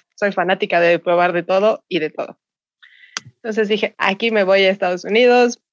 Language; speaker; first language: Spanish; native; Spanish